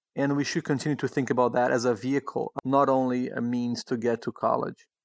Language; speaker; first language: English; non-native, fluent; Portuguese